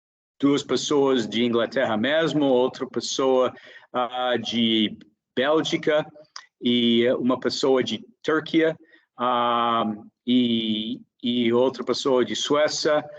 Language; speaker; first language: Portuguese; non-native, fluent; English